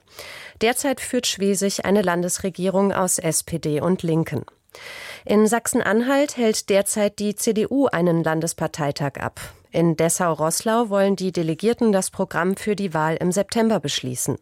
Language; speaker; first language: German; native; German